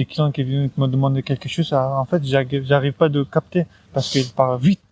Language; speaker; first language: French; non-native, learner; Persian